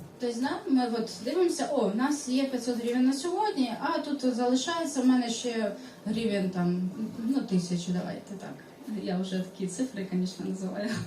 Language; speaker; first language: Ukrainian; non-native, local second language; Russian